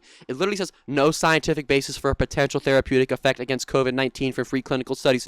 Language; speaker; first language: English; native; English